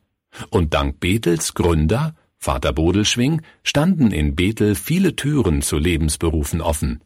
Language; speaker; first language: German; native; German